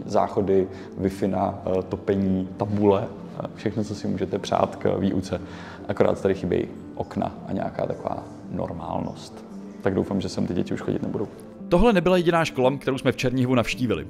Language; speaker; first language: Czech; native; Czech